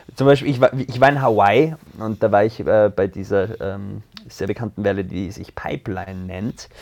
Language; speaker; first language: German; early bilingual, other home language; French